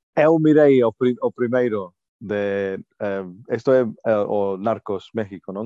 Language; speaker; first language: Galician; non-native, local second language; Spanish